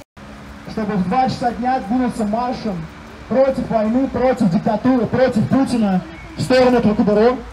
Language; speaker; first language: Russian; native; Russian